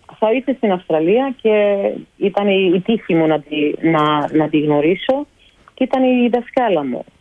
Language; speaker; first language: Greek; early bilingual, heritage; Greek